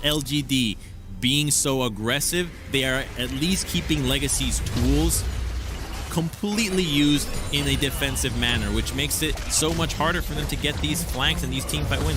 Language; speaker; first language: English; native; English